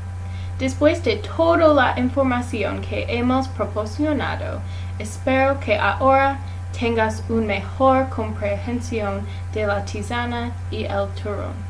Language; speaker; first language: Spanish; non-native, learner; English